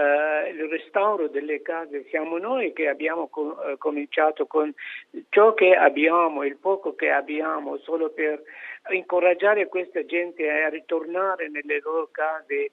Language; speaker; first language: Italian; non-native, fluent; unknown